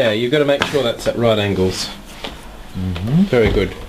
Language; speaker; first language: English; native; English